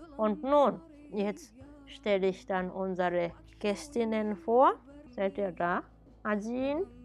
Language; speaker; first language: German; native; German